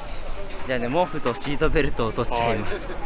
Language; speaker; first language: Japanese; native; Japanese